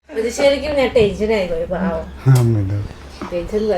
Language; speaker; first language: Malayalam; non-native, fluent; Nepali